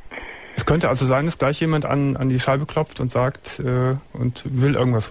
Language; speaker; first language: German; native; German